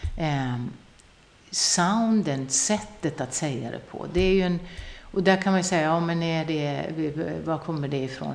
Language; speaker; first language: Swedish; non-native, local second language; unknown